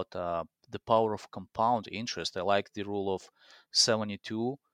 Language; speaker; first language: English; non-native, fluent; Russian